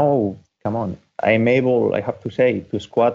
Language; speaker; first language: English; non-native, fluent; Spanish